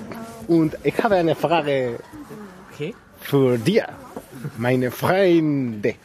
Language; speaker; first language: German; non-native, learner; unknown